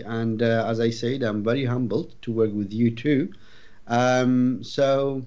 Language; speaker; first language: English; non-native, fluent; Arabic